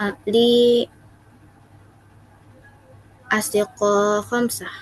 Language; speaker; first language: Arabic; non-native, learner; Indonesian